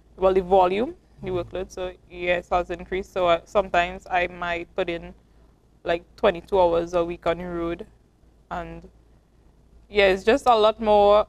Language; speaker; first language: English; native; English